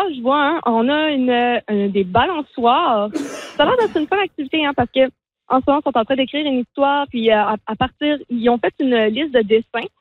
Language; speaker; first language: French; native; French